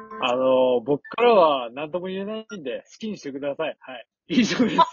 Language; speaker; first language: Japanese; native; Japanese